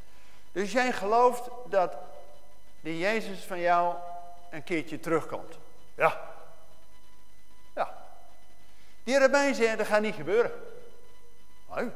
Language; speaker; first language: Dutch; native; Dutch